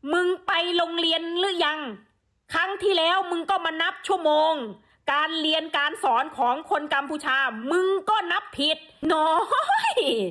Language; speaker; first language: Thai; native; Thai